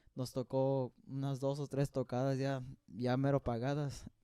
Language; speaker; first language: Spanish; early bilingual, other home language; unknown